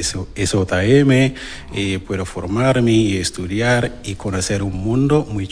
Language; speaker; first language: Spanish; non-native, learner; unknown